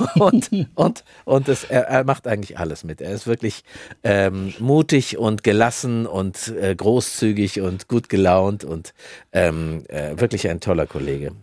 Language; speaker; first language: German; native; German